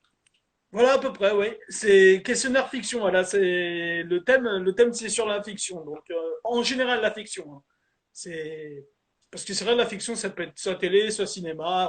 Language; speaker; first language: French; native; French